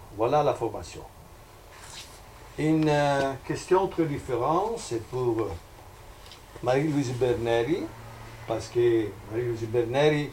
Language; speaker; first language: French; non-native, fluent; Italian